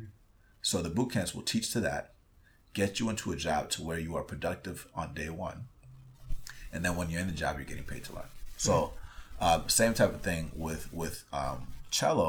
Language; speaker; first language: English; early bilingual, other home language; Spanish